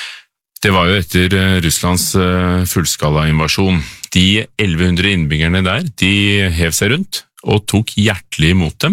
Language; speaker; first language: Norwegian; native; Norwegian